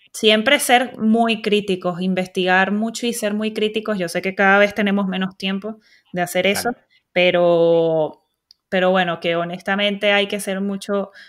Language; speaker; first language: Spanish; native; Spanish